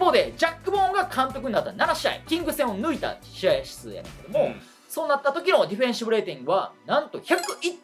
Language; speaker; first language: Japanese; native; Japanese